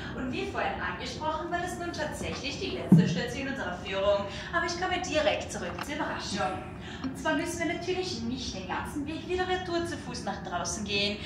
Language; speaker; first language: German; native; German